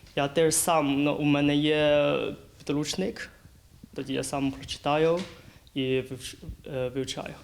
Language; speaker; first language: Ukrainian; non-native, learner; Chinese